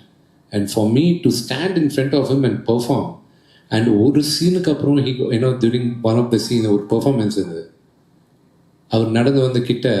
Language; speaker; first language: Tamil; early bilingual, heritage; Telugu